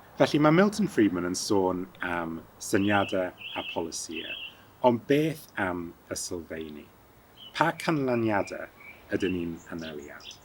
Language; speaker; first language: Welsh; early bilingual, heritage; Welsh